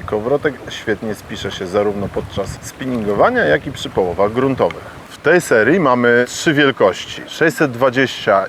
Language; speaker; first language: Polish; native; Polish